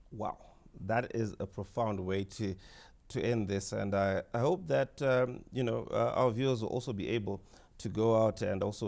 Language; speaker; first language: English; non-native, local second language; Shona